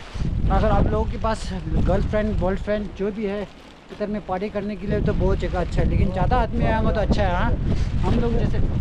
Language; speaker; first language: Hindi; non-native, local second language; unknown